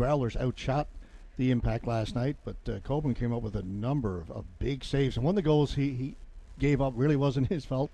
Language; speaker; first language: English; native; English